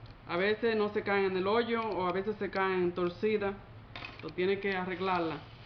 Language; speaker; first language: Spanish; native; Spanish